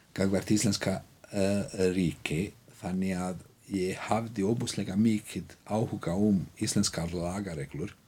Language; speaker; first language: Icelandic; non-native, fluent; Bosnian